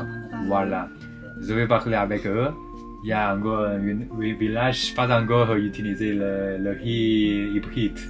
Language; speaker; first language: French; non-native, learner; Chinese